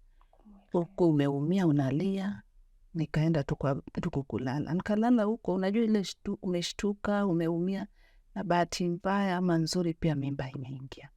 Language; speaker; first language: Swahili; native; Swahili